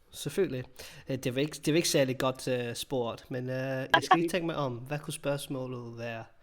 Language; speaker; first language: Danish; non-native, fluent; English